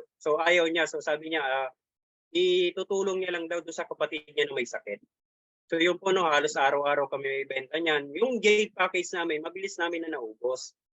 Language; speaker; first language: Filipino; native; Filipino